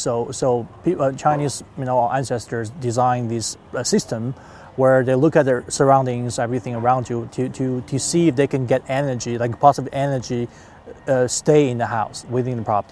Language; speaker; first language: English; non-native, fluent; Chinese